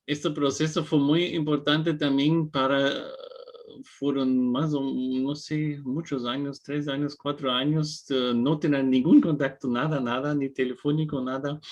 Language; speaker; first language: Spanish; non-native, fluent; German